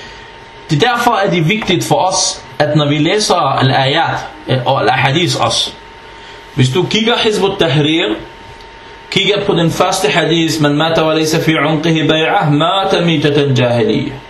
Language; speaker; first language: Danish; early bilingual, other home language; Arabic